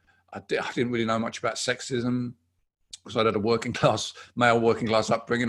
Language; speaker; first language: English; native; English